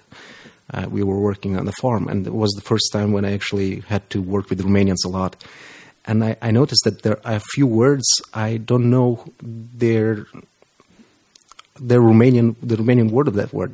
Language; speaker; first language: English; non-native, fluent; Romanian